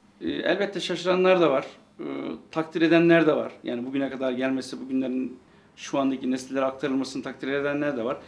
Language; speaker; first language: Turkish; native; Turkish